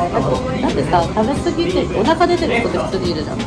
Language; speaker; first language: Japanese; native; Japanese